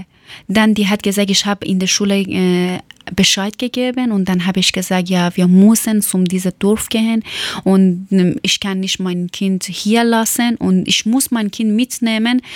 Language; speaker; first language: German; non-native, fluent; Persian